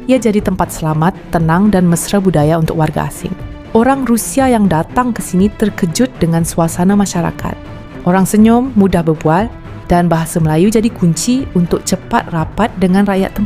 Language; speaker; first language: Malay; native; Malay